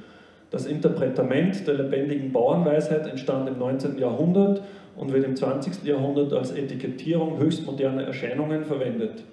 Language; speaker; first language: German; native; German